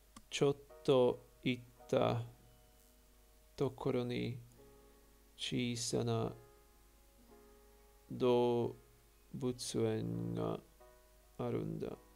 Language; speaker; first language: Japanese; non-native, learner; English